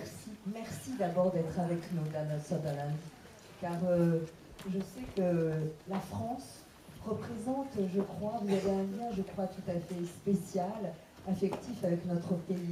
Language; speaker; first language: French; native; French